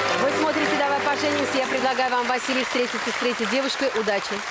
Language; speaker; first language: Russian; native; Russian